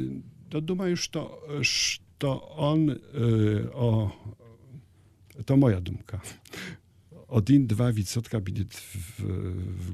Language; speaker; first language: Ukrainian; non-native, learner; Polish